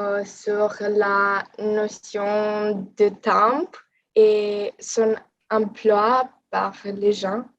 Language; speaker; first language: French; non-native, fluent; Romanian